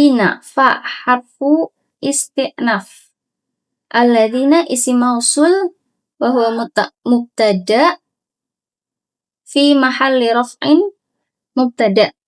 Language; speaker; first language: Arabic; non-native, learner; Indonesian